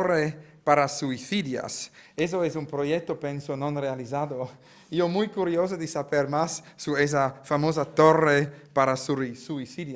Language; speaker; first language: Spanish; non-native, learner; Italian